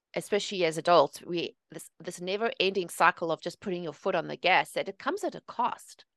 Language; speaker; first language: English; native; English